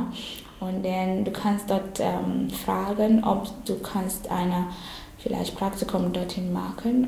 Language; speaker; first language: German; non-native, learner; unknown